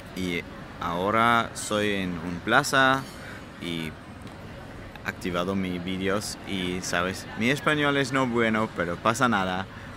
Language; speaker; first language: Spanish; non-native, learner; German